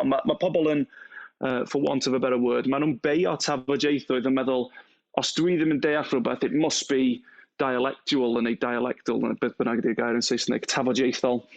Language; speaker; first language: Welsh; non-native, local second language; English